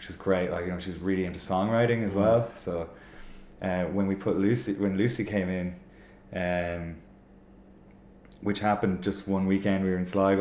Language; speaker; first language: English; native; English